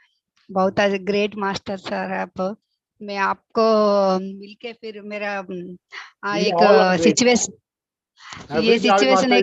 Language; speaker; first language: Hindi; non-native, local second language; Telugu